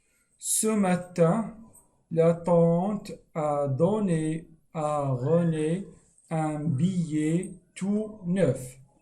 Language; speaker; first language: French; non-native, local second language; Arabic